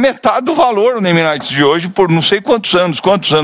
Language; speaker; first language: Portuguese; native; Portuguese